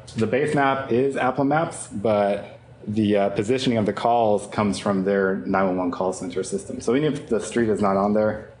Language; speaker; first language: English; native; English